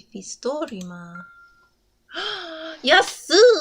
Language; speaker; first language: Greek; non-native, learner; English